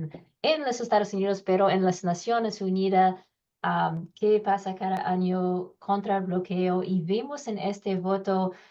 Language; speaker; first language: Spanish; non-native, learner; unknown